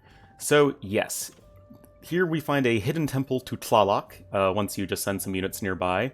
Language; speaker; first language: English; native; English